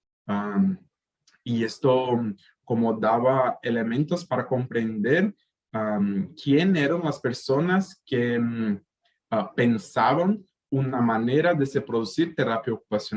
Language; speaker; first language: Spanish; native; Spanish